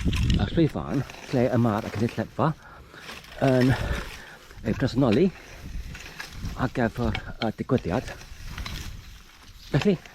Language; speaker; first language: Welsh; non-native, fluent; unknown